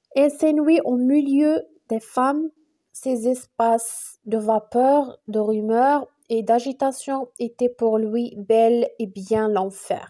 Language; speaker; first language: French; non-native, local second language; Arabic